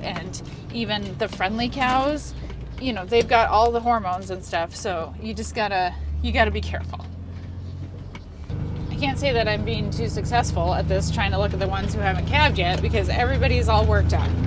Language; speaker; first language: English; native; English